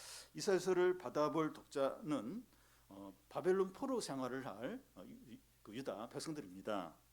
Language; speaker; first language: Korean; native; Korean